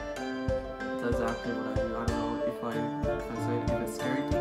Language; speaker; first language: English; native; English